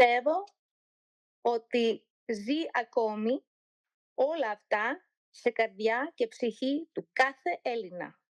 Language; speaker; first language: Greek; non-native, learner; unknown